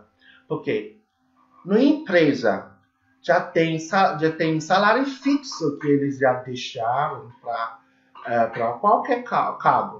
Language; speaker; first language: Portuguese; non-native, learner; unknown